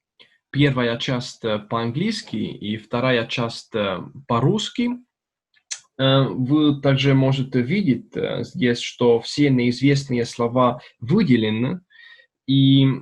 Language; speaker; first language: Russian; non-native, learner; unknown